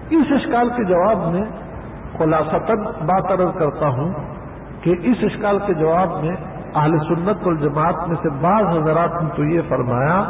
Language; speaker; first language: Urdu; non-native, local second language; Pashto